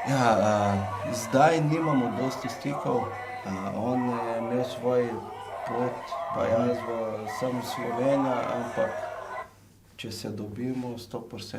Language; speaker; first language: Slovenian; non-native, fluent; Portuguese